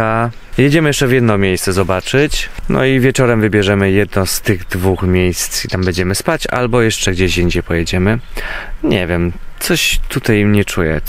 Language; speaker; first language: Polish; native; Polish